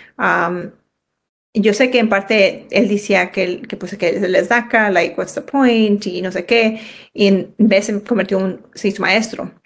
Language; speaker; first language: Spanish; early bilingual, heritage; Spanish